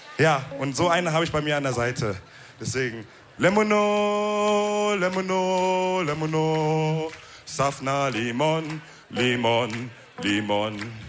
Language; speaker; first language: German; early bilingual, other home language; Wolof